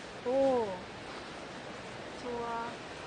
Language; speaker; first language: Korean; non-native, learner; Japanese